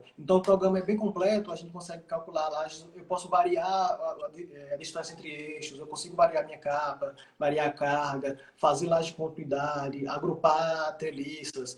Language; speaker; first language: Portuguese; native; Portuguese